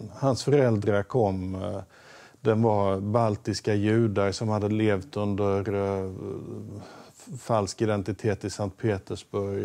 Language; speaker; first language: Swedish; native; Swedish